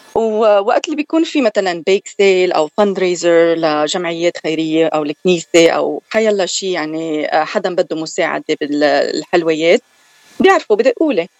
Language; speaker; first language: Arabic; native; Arabic